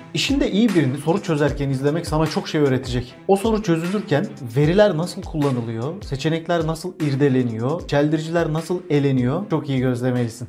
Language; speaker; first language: Turkish; native; Turkish